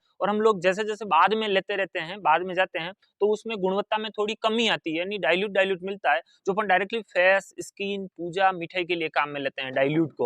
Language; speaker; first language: Hindi; native; Hindi